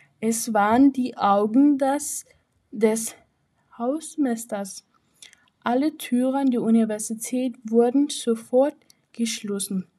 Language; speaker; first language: German; non-native, learner; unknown